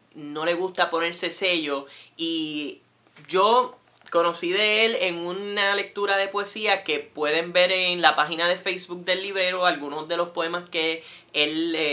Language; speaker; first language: Spanish; native; Spanish